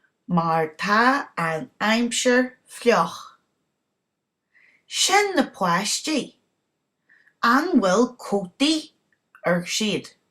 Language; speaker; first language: Irish; non-native, local second language; English